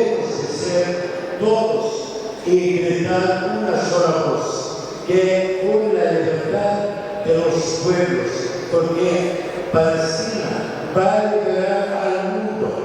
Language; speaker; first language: Spanish; non-native, fluent; Arabic